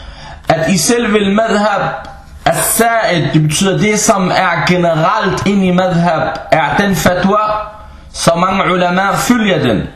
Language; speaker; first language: Danish; early bilingual, other home language; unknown